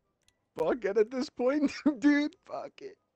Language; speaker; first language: English; native; English